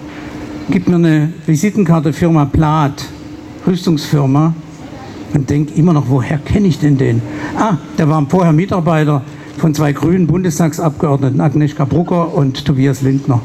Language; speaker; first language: German; native; German